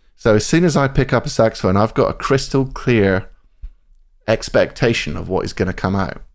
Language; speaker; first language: English; native; English